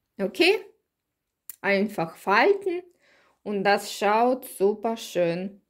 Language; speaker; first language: German; non-native, learner; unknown